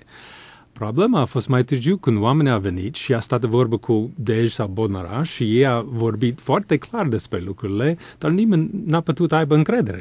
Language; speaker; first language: Romanian; non-native, fluent; English